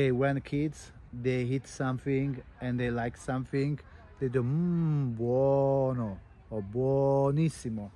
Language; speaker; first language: English; non-native, fluent; Italian